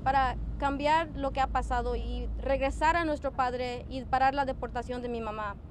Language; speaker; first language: Spanish; early bilingual, heritage; Spanish